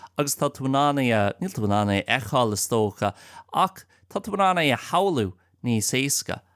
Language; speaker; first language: Irish; non-native, local second language; English